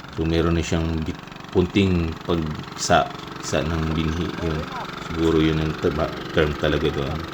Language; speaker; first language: Filipino; non-native, local second language; Masbatenyo